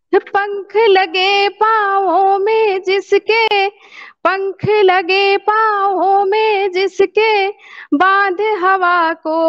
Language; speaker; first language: Hindi; native; Hindi